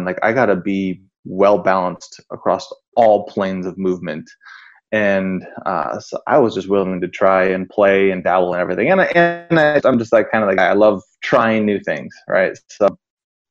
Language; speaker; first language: English; native; English